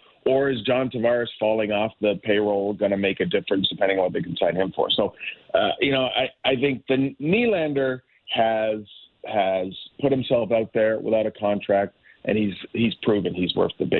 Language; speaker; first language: English; native; English